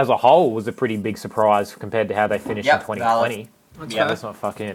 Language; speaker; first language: English; native; English